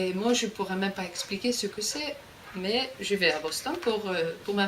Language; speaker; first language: French; non-native, fluent; Icelandic